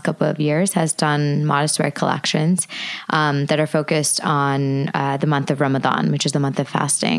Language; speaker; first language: English; native; English